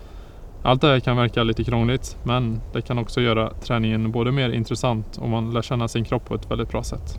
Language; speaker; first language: Swedish; native; Swedish